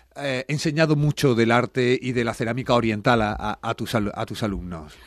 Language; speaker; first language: Spanish; native; Spanish